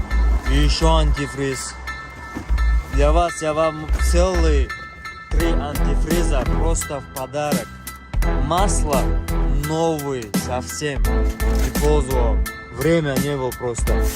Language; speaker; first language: Russian; non-native, learner; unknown